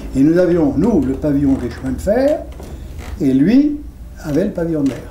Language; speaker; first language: French; native; French